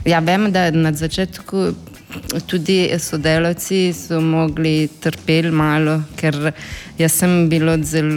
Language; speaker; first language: Slovenian; non-native, fluent; Italian